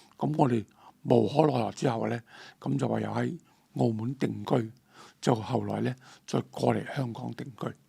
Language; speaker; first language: Cantonese; native; Cantonese